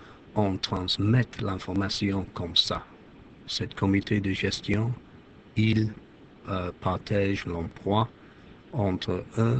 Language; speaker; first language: French; non-native, fluent; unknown